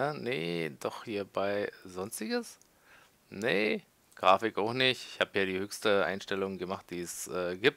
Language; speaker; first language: German; native; German